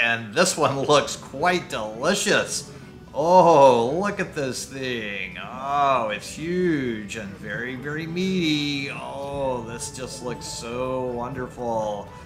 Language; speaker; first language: English; native; English